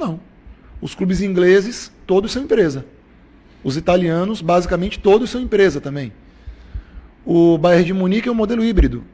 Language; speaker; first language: Portuguese; native; Portuguese